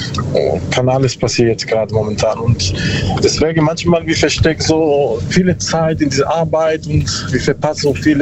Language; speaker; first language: German; non-native, learner; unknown